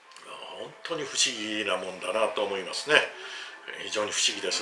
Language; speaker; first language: Japanese; native; Japanese